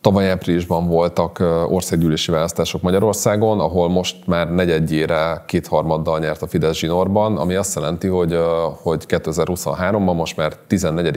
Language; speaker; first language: Hungarian; native; Hungarian